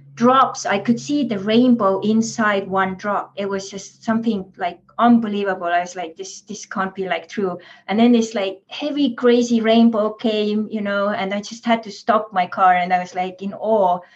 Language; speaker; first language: English; non-native, fluent; Estonian